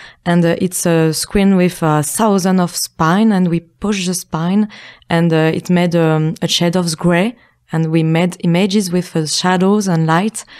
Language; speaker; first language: English; non-native, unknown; French